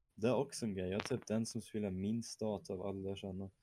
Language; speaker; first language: Swedish; early bilingual, other home language; German